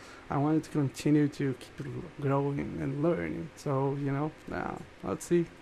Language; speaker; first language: English; non-native, fluent; Portuguese